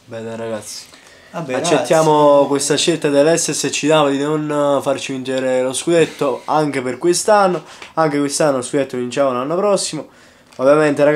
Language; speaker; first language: Italian; native; Italian